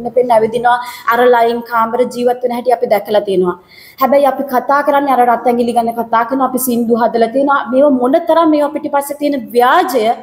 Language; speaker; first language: Sinhala; native; Sinhala